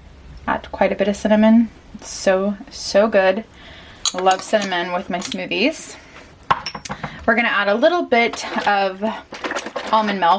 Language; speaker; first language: English; native; English